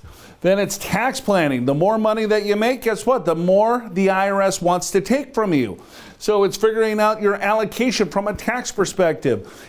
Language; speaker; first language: English; native; English